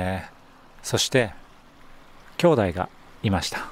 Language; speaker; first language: Japanese; native; Japanese